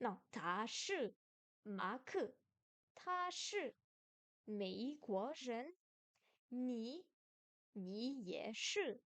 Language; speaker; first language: Chinese; non-native, learner; French